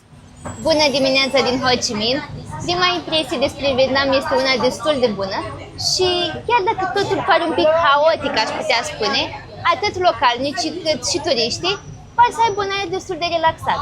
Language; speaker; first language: Romanian; native; Romanian